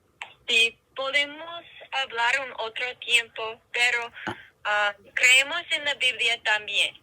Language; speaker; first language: Spanish; non-native, learner; English